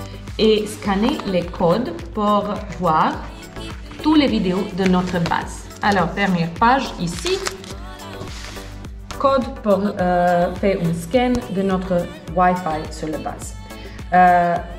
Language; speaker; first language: French; non-native, learner; Croatian